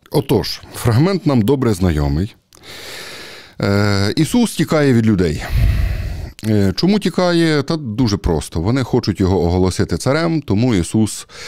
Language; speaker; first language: Ukrainian; native; Ukrainian